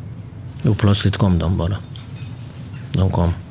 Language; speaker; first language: Swedish; non-native, fluent; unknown